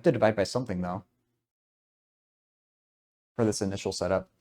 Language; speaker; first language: English; native; English